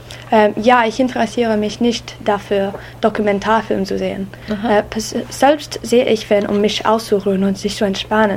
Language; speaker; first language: German; non-native, learner; English